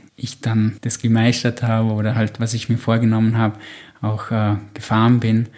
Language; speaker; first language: German; native; German